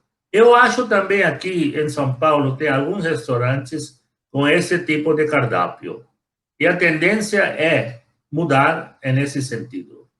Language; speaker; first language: Portuguese; non-native, fluent; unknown